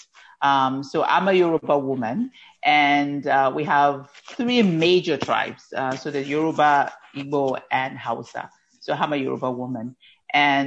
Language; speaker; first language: English; non-native, local second language; Yoruba